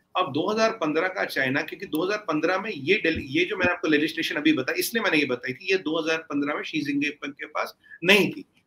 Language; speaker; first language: Hindi; native; Hindi